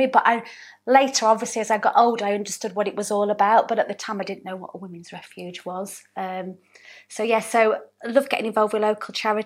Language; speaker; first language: English; native; English